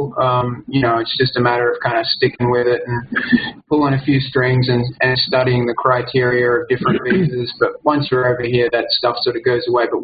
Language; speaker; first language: English; native; English